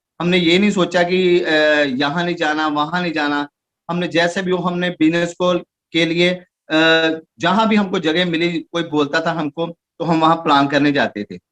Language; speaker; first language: Hindi; non-native, local second language; Punjabi